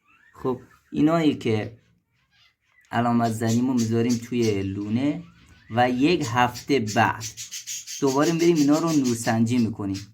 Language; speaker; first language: Persian; native; Persian